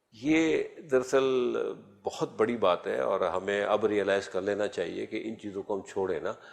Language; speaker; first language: Urdu; native; Urdu